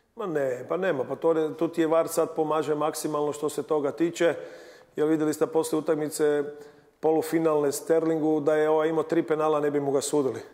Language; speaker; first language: Croatian; native; Croatian